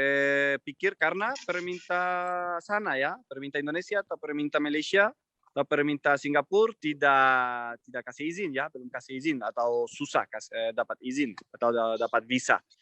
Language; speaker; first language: Indonesian; non-native, fluent; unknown